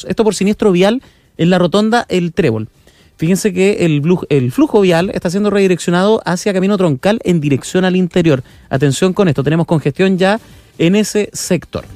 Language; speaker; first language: Spanish; native; Spanish